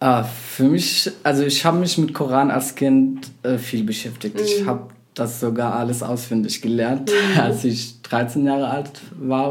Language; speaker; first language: German; non-native, fluent; Arabic